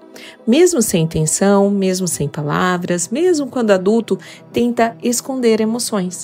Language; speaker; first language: Portuguese; native; Portuguese